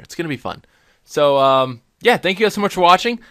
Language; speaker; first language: English; native; English